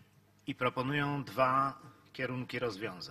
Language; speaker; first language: Polish; native; Polish